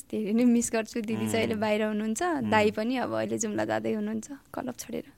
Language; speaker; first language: Nepali; native; Nepali